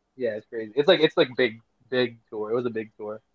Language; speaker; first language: English; non-native, local second language; Filipino